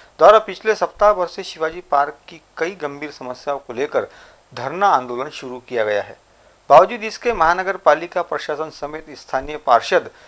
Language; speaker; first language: Hindi; non-native, local second language; Marathi